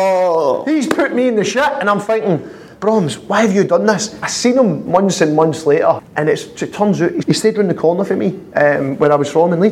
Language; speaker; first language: English; native; English